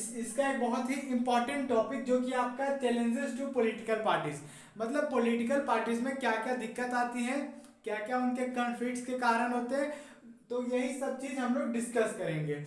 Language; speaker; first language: Hindi; native; Hindi